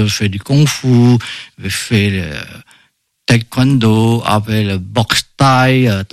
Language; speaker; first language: French; non-native, fluent; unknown